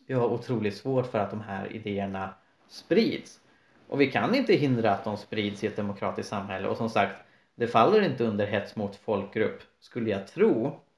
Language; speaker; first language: Swedish; native; Swedish